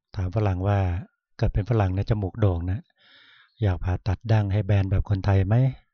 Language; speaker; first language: Thai; native; Thai